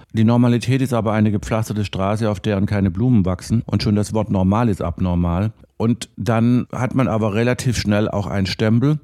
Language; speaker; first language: German; native; German